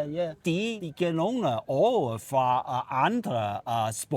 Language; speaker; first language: Danish; non-native, learner; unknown